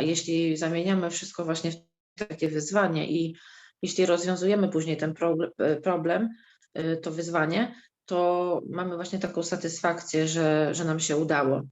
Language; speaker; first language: Polish; native; Polish